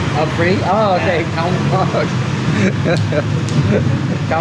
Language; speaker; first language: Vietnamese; non-native, learner; English